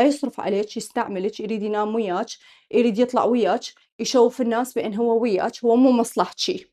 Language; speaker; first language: Arabic; native; Arabic